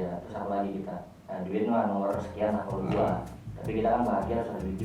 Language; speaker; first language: Indonesian; native; Indonesian